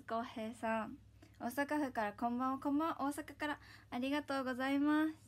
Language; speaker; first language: Japanese; native; Japanese